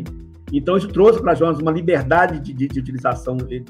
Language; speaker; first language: Portuguese; native; Portuguese